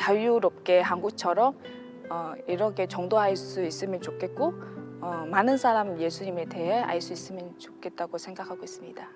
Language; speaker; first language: Korean; non-native, fluent; Vietnamese